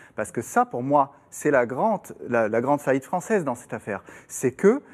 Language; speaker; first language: French; non-native, fluent; German